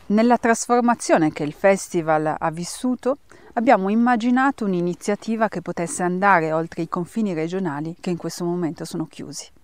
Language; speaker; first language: Italian; native; Italian